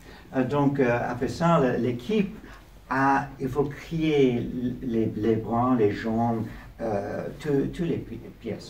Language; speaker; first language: French; non-native, learner; English